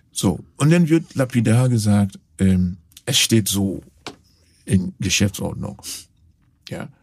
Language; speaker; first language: German; non-native, fluent; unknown